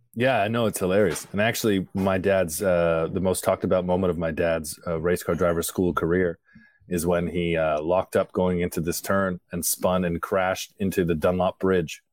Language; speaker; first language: English; early bilingual, other home language; Portuguese